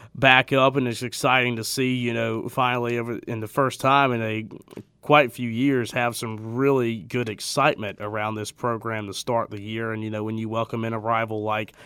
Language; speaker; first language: English; native; English